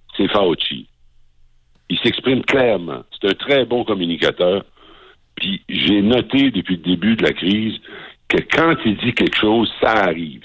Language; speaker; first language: French; native; French